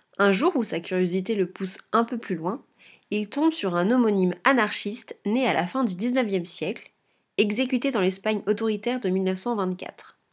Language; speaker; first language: French; native; French